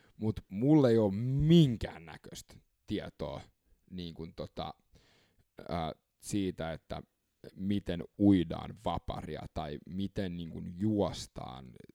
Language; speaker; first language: Finnish; early bilingual, other home language; English